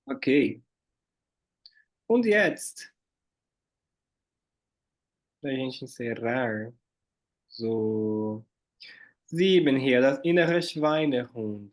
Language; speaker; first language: German; non-native, fluent; Portuguese